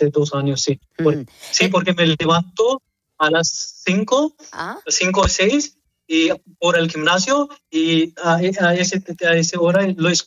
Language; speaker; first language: Spanish; non-native, learner; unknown